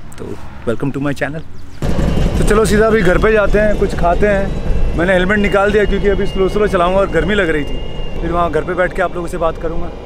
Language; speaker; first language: Hindi; native; Hindi